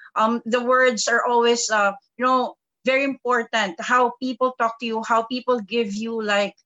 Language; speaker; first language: English; non-native, local second language; Filipino